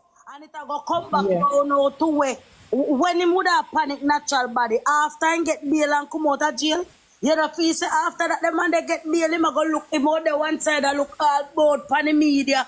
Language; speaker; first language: English; native; English